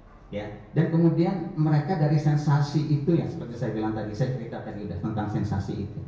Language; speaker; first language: Indonesian; native; Indonesian